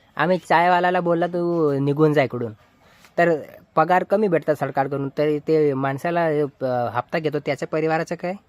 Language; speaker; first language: Marathi; non-native, local second language; Hindi